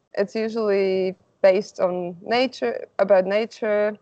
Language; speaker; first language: English; non-native, fluent; Slovak